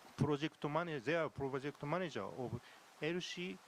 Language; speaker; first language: English; non-native, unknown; Japanese